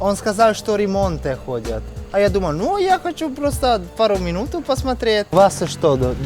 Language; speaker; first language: Russian; non-native, fluent; Italian